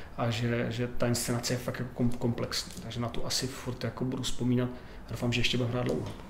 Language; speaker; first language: Czech; native; Czech